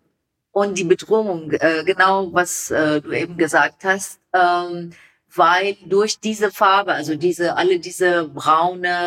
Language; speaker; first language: German; non-native, learner; Persian